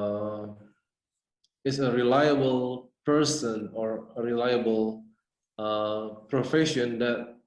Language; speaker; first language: English; non-native, fluent; Indonesian